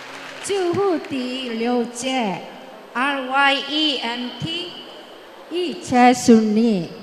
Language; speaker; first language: Chinese; non-native, learner; Korean